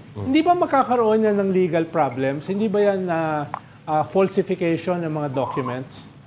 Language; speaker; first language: Filipino; native; Filipino